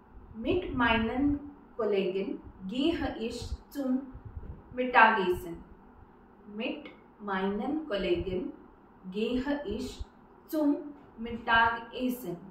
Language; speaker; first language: German; non-native, fluent; Marathi